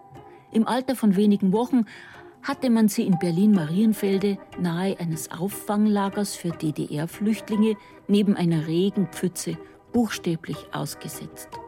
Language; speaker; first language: German; native; German